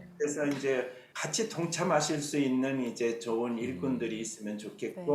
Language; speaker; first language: Korean; native; Korean